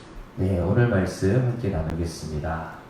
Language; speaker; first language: Korean; native; Korean